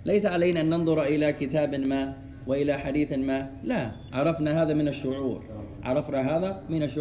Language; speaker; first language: Arabic; non-native, fluent; English